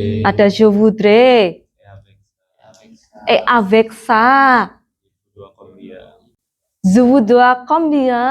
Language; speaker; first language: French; non-native, fluent; Indonesian